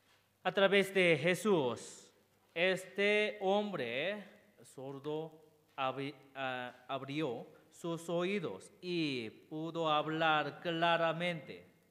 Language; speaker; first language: Spanish; non-native, learner; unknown